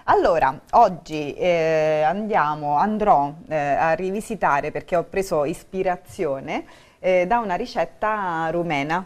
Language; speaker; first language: Italian; native; Italian